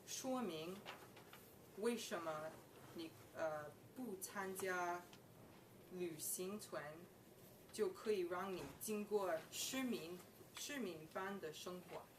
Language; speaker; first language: Chinese; non-native, learner; English